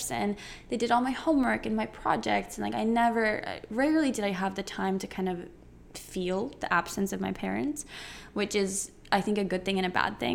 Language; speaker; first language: English; early bilingual, other home language; Ukrainian